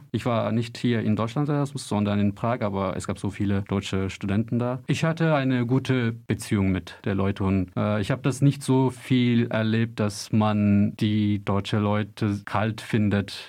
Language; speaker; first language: German; non-native, fluent; Turkish